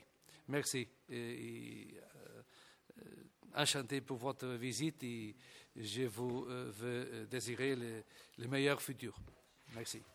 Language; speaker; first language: French; non-native, fluent; Portuguese